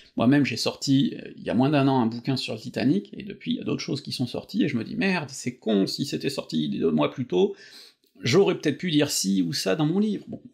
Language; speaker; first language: French; native; French